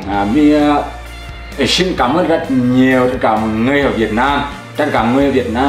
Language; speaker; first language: Vietnamese; non-native, learner; Portuguese